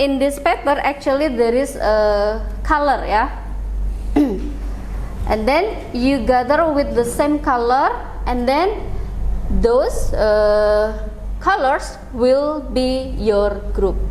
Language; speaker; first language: English; non-native, fluent; Indonesian